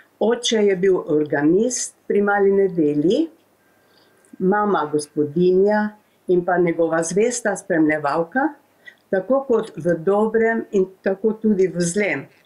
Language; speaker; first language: Slovenian; native; Slovenian